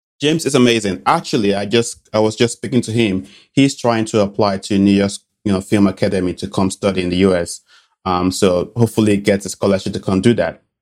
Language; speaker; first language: English; non-native, local second language; Bini